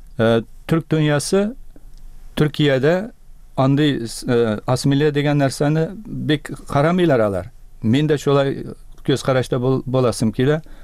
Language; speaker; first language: Tatar; early bilingual, heritage; Tatar